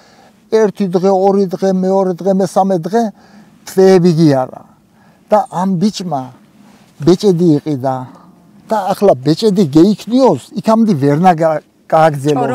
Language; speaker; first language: Georgian; early bilingual, heritage; Georgian